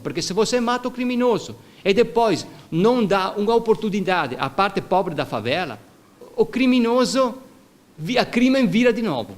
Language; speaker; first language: Portuguese; non-native, fluent; Italian